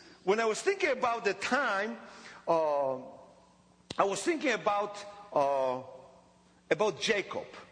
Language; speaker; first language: English; non-native, fluent; Polish